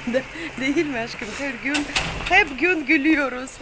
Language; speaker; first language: Turkish; non-native, learner; Russian